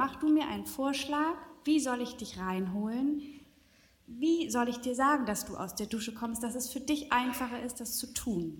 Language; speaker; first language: German; native; German